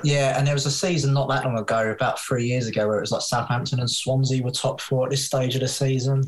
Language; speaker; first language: English; native; English